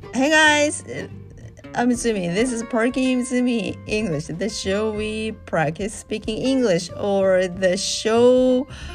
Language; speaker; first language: English; non-native, learner; Japanese